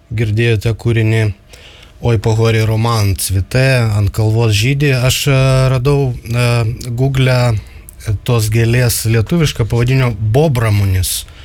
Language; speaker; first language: Lithuanian; native; Lithuanian